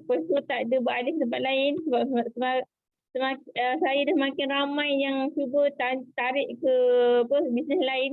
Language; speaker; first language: Malay; native; Malay